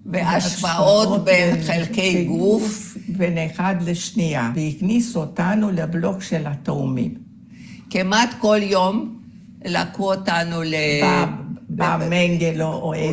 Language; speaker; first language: Hebrew; non-native, fluent; Hungarian